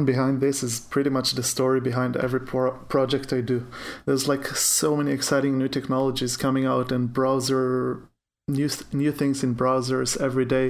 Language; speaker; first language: English; non-native, fluent; Hebrew